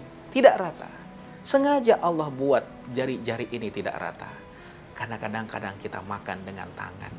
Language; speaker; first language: Indonesian; native; Indonesian